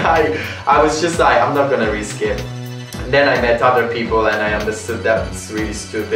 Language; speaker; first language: English; non-native, fluent; Italian